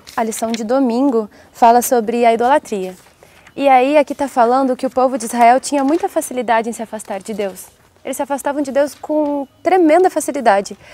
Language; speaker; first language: Portuguese; native; Portuguese